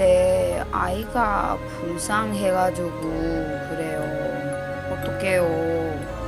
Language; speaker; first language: Korean; non-native, learner; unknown